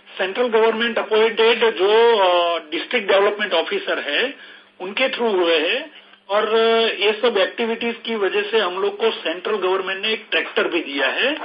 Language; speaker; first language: Hindi; non-native, local second language; Gujarati